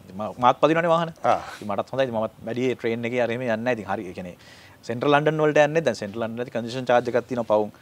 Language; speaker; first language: Sinhala; native; Sinhala